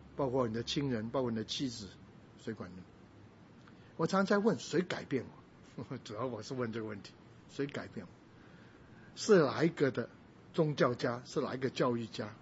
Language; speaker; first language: Chinese; non-native, local second language; Min Nan Chinese